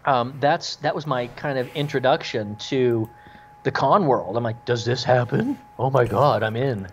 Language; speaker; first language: English; native; English